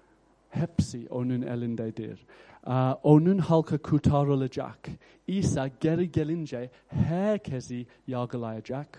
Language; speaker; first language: Turkish; non-native, fluent; English